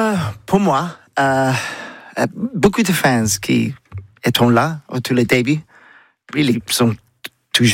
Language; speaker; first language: French; non-native, learner; English